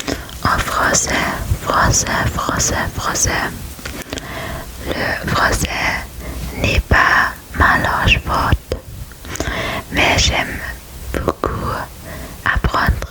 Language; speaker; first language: French; non-native, learner; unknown